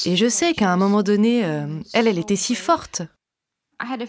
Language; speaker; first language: French; non-native, fluent; Ukrainian